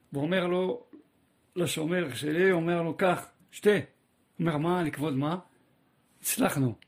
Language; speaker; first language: Hebrew; non-native, fluent; French